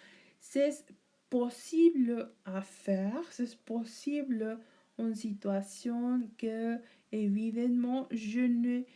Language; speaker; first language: French; non-native, learner; Spanish